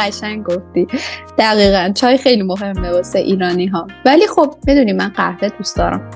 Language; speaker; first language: Persian; native; Persian